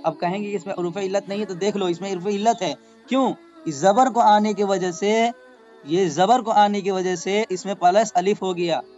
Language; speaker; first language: Urdu; native; Urdu